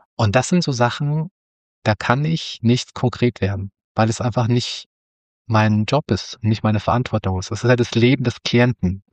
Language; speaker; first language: German; native; German